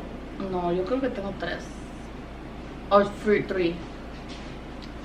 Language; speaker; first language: Spanish; early bilingual, heritage; Spanish